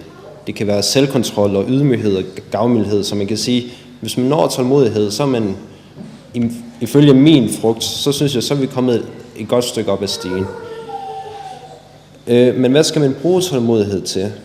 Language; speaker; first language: Danish; native; Danish